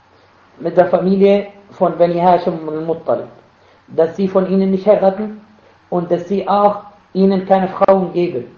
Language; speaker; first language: German; non-native, fluent; Arabic